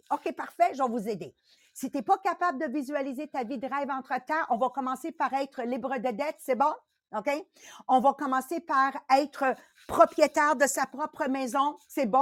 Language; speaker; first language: French; native; French